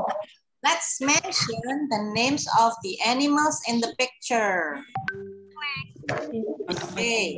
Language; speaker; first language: English; non-native, fluent; Indonesian